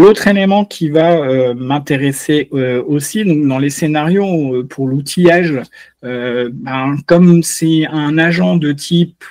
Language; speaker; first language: French; native; French